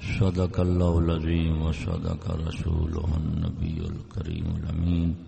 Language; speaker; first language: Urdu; non-native, local second language; Saraiki